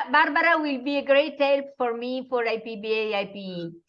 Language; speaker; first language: English; non-native, fluent; Italian